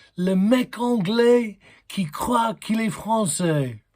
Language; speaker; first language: French; non-native, fluent; English